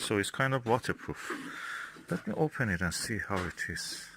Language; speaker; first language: English; non-native, fluent; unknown